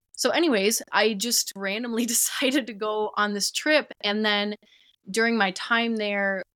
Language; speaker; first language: English; native; English